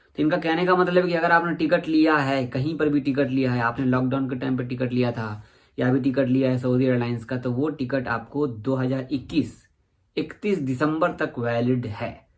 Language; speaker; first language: Hindi; native; Hindi